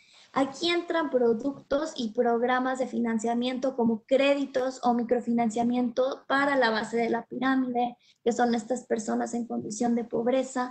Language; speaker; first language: Spanish; native; Spanish